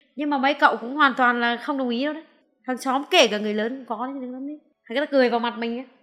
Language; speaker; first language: Vietnamese; native; Vietnamese